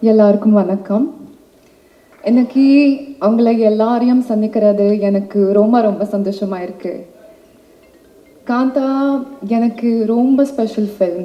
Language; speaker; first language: Tamil; non-native, learner; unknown